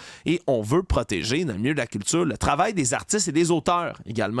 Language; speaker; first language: French; native; French